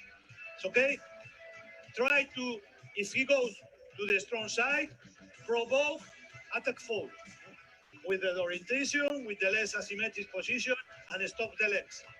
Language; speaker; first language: English; non-native, learner; Spanish